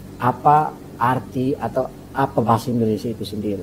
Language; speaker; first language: Indonesian; non-native, fluent; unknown